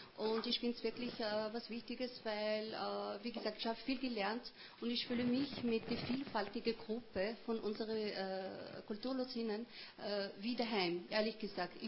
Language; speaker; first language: German; non-native, fluent; Arabic